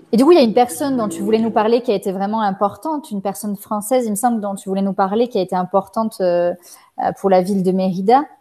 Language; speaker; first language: French; native; French